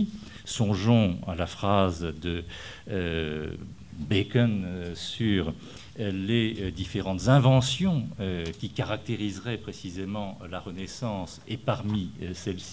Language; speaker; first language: French; native; French